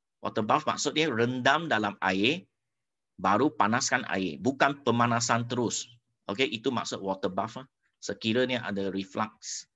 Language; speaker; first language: Malay; non-native, local second language; Chinese